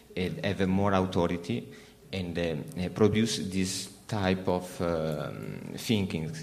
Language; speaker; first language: English; non-native, learner; Italian